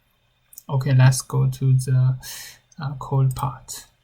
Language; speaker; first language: English; non-native, learner; Chinese